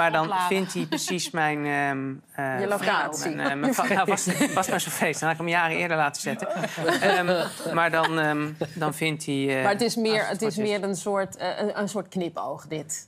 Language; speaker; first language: Dutch; native; Dutch